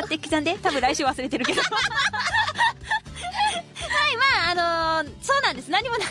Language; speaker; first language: Japanese; native; Japanese